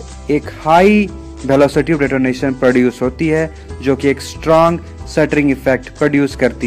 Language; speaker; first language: Hindi; native; Hindi